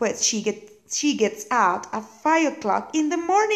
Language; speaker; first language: English; non-native, fluent; Spanish